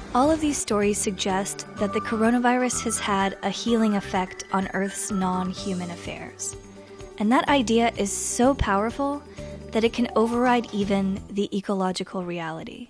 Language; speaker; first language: English; native; English